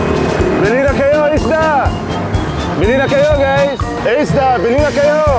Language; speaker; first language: Filipino; non-native, learner; Arabic